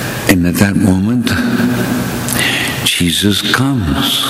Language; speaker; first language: English; native; English